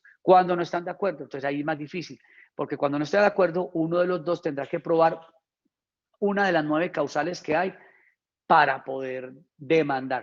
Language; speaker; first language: Spanish; native; Spanish